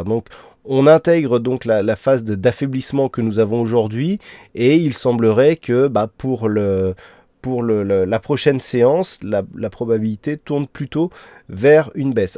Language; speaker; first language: French; native; French